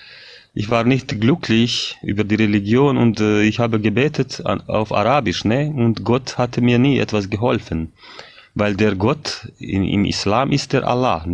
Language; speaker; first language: German; non-native, fluent; Bosnian